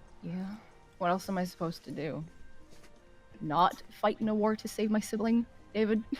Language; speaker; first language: English; native; English